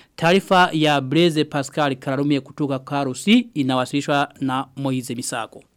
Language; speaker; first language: Swahili; non-native, local second language; Rundi